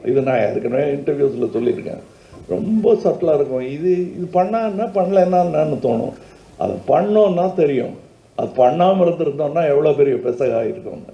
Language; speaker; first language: Tamil; native; Tamil